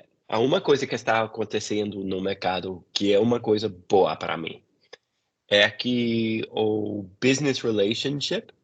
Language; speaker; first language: Portuguese; non-native, fluent; English